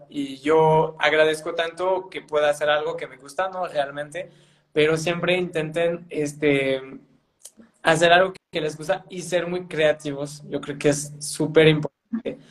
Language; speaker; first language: Spanish; non-native, fluent; French